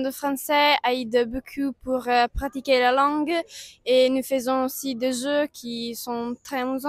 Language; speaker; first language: French; non-native, learner; Italian